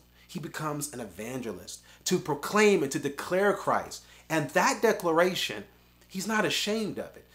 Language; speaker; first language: English; native; English